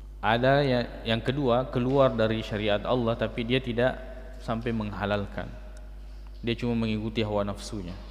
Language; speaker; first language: Malay; non-native, local second language; Buginese